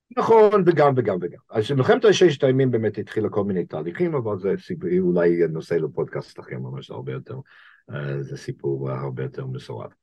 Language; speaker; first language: Hebrew; non-native, fluent; English